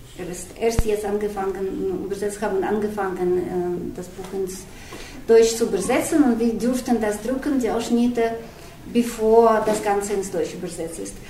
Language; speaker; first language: German; non-native, fluent; Russian